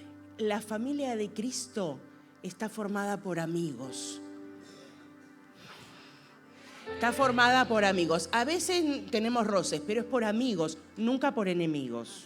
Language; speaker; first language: Spanish; native; Spanish